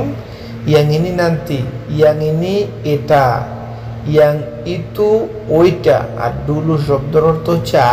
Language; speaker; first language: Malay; non-native, fluent; Bangla